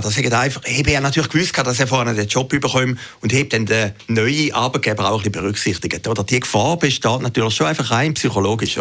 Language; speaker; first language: German; native; German